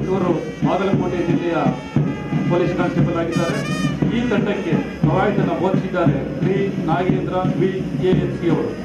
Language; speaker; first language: Kannada; native; Kannada